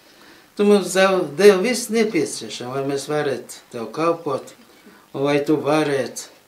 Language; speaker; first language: Latvian; non-native, local second language; Russian